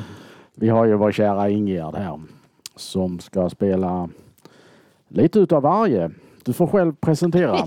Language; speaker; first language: Swedish; native; Swedish